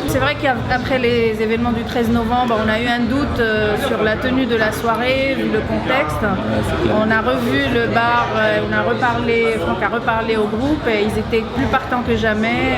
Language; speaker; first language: French; native; French